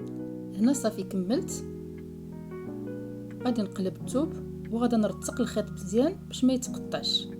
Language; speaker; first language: Arabic; native; Arabic